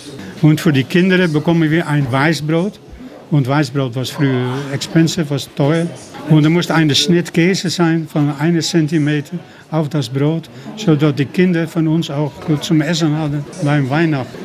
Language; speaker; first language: German; non-native, learner; Dutch